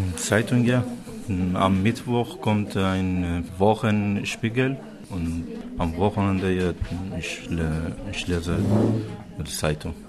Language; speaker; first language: German; non-native, learner; Persian